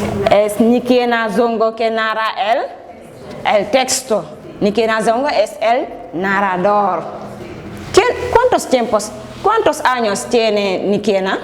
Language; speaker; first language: Spanish; non-native, fluent; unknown